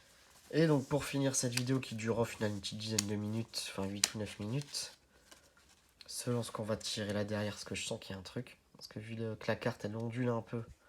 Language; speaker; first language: French; native; French